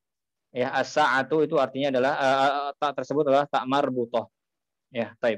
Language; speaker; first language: Indonesian; native; Indonesian